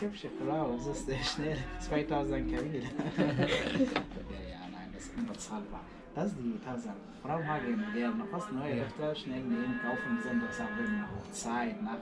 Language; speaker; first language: German; non-native, learner; Arabic